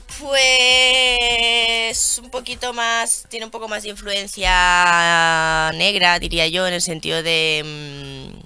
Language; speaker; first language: Spanish; early bilingual, other home language; French